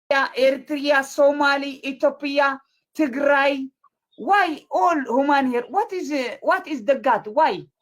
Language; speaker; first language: English; non-native, learner; Tigrinya